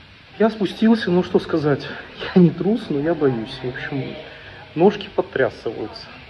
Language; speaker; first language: Russian; native; Russian